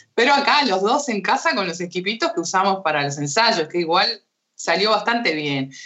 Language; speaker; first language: Spanish; early bilingual, heritage; Spanish